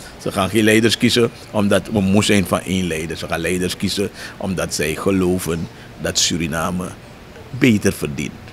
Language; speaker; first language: Dutch; native; Dutch